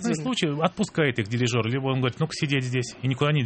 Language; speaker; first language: Russian; native; Russian